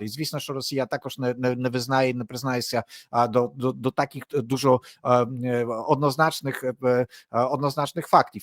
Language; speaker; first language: Polish; non-native, learner; Ukrainian